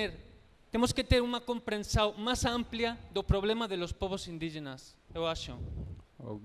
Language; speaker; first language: Portuguese; non-native, learner; Spanish